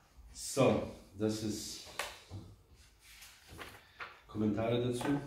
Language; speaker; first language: German; non-native, fluent; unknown